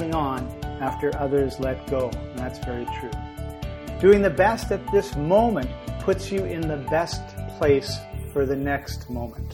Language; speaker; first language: English; native; English